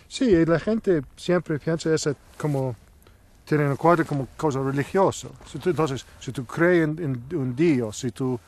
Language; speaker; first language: Spanish; non-native, learner; English